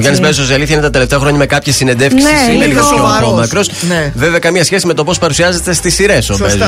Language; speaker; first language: Greek; native; Greek